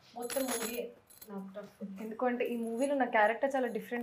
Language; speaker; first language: Telugu; non-native, local second language; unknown